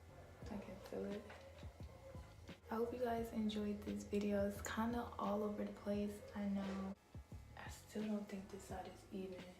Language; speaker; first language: English; native; English